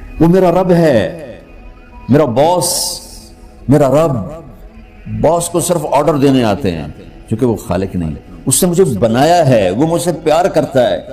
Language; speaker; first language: Urdu; non-native, local second language; Punjabi